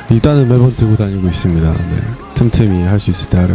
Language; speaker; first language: Korean; native; Korean